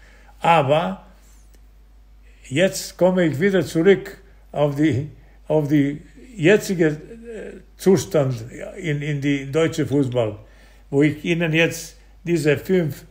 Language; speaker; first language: German; non-native, fluent; Serbian